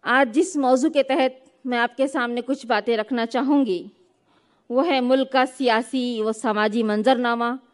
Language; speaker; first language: Urdu; native; Urdu